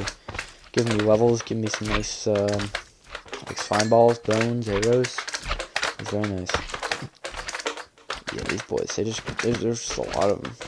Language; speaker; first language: English; native; English